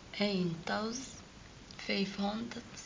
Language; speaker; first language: Dutch; non-native, learner; Arabic